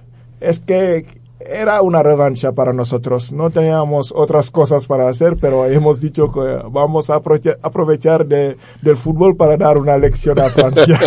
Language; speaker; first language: Spanish; non-native, fluent; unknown